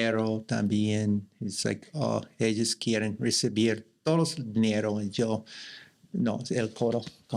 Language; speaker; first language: Spanish; non-native, learner; English